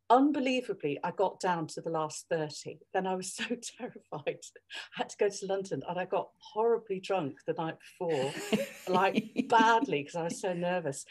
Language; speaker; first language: English; native; English